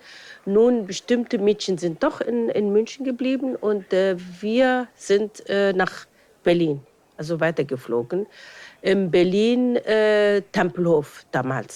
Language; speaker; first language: German; non-native, fluent; Arabic